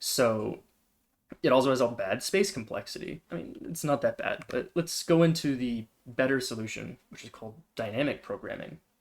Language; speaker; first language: English; native; English